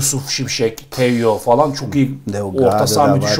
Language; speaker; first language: Turkish; native; Turkish